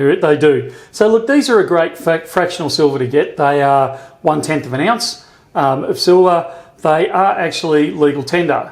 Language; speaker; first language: English; native; English